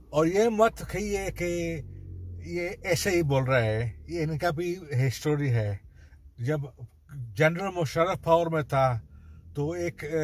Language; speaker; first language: Hindi; non-native, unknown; Bangla